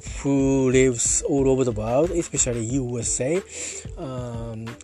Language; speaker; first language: English; non-native, learner; Japanese